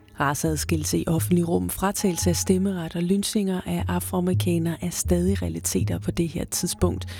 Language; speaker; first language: Danish; native; Danish